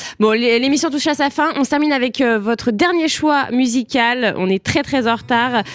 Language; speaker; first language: French; native; French